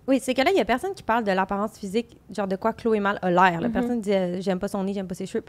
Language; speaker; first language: French; native; French